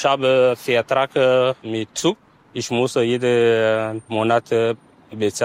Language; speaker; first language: German; non-native, learner; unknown